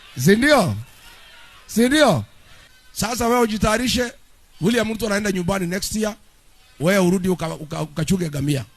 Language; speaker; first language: Swahili; non-native, local second language; Kikuyu